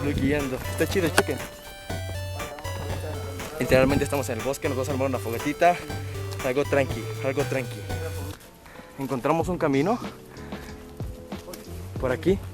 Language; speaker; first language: Spanish; native; Spanish